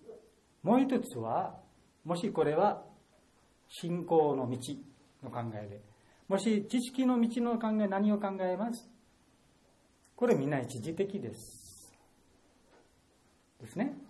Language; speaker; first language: Japanese; non-native, learner; Bangla